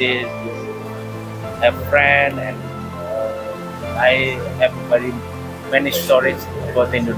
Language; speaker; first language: English; non-native, learner; Indonesian